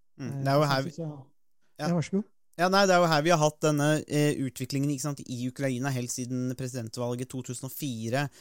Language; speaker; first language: Norwegian; native; Norwegian